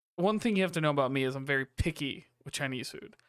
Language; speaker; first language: English; native; English